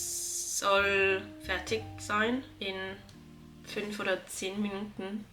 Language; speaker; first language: German; non-native, learner; French